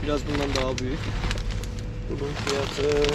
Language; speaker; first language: Turkish; non-native, fluent; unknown